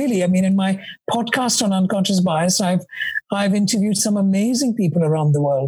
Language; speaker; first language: English; non-native, local second language; Malayalam